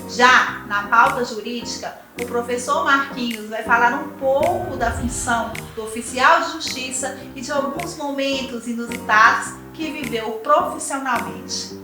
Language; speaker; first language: Portuguese; native; Portuguese